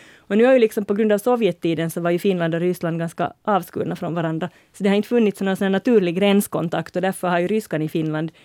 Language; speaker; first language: Swedish; native; Swedish